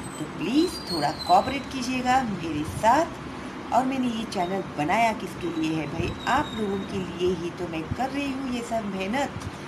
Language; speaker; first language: Hindi; non-native, local second language; Marathi